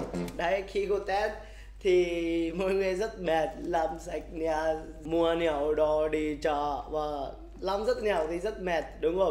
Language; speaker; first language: Vietnamese; non-native, learner; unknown